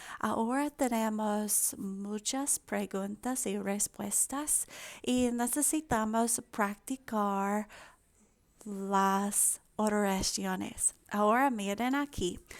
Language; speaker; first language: Spanish; non-native, fluent; English